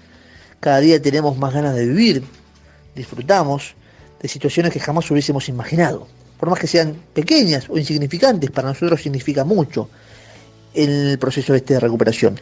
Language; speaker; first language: Spanish; native; Spanish